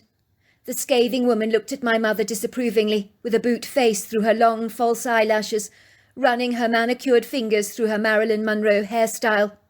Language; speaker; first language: English; native; English